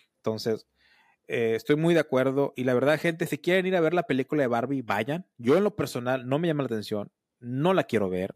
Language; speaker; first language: Spanish; early bilingual, heritage; Spanish